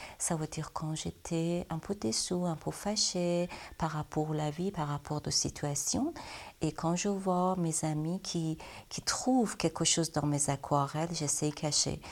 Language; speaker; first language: French; non-native, learner; Persian